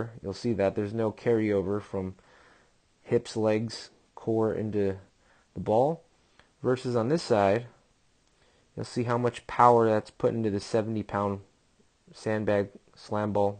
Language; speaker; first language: English; native; English